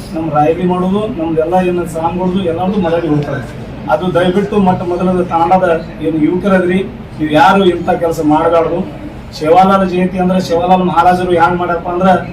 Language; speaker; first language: Kannada; non-native, local second language; Lambadi